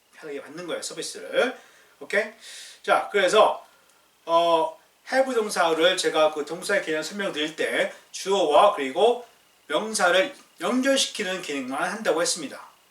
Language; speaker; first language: Korean; native; Korean